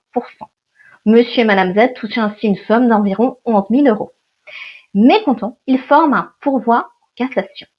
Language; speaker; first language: French; native; French